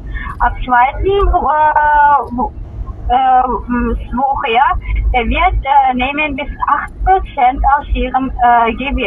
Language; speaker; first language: German; non-native, learner; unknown